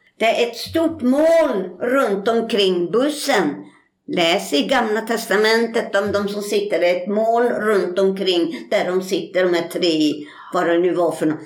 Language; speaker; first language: Swedish; native; Swedish